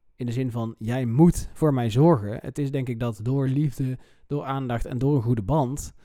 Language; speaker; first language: Dutch; native; Dutch